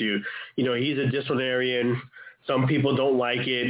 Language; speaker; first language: English; native; English